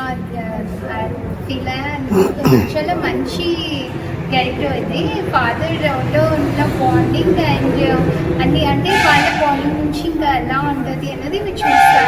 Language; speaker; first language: Telugu; non-native, learner; Hindi